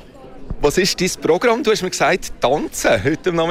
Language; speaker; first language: German; native; German